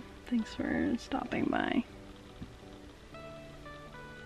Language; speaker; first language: English; native; English